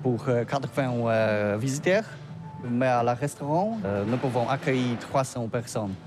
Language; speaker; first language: French; non-native, learner; Polish